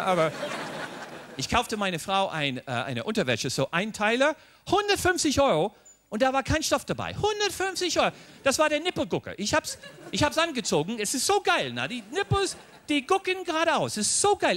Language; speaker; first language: German; non-native, fluent; English